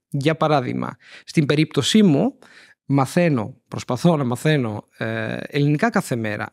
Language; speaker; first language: Greek; non-native, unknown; Italian